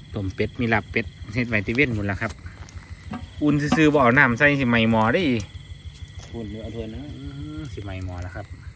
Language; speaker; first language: Thai; native; Thai